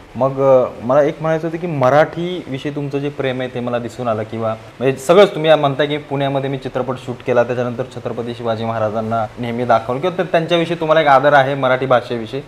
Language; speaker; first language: Marathi; native; Marathi